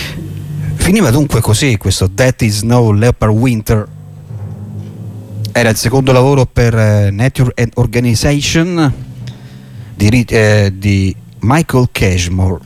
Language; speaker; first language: Italian; native; Italian